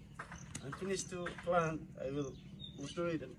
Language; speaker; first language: English; non-native, learner; Cebuano